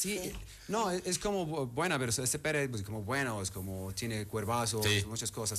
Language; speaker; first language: Spanish; non-native, learner; Arabic